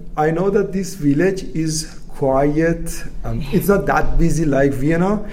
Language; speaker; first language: English; non-native, fluent; Persian